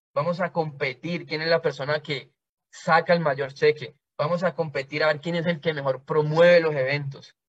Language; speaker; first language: Spanish; native; Spanish